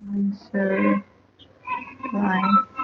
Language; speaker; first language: English; non-native, learner; Hindi